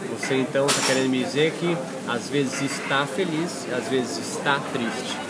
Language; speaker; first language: Portuguese; native; Portuguese